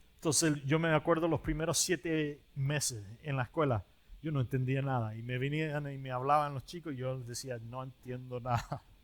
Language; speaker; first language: Spanish; early bilingual, other home language; English